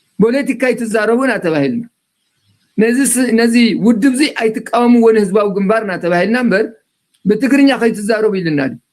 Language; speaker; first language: Tigrinya; native; Tigrinya